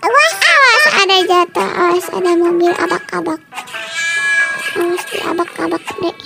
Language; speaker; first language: Indonesian; native; Indonesian